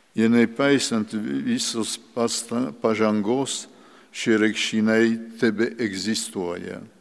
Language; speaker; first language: Lithuanian; early bilingual, heritage; Lithuanian